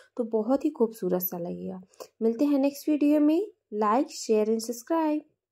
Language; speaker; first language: Hindi; native; Hindi